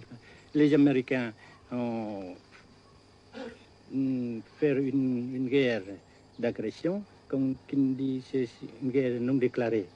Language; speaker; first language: French; non-native, local second language; Vietnamese